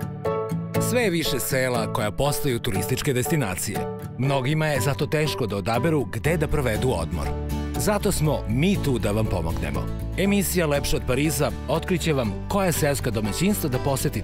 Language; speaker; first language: Serbian; native; Serbian